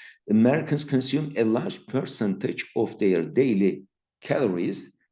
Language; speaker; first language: English; non-native, fluent; Turkish